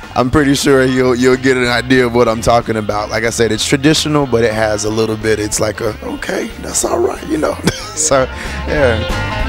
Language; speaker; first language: English; native; English